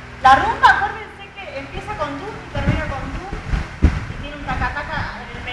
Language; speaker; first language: Spanish; native; Spanish